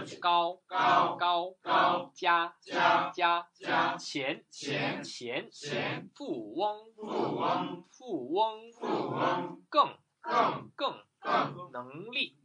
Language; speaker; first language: Chinese; non-native, fluent; Korean